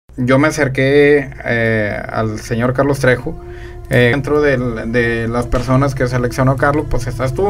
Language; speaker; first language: Spanish; native; Spanish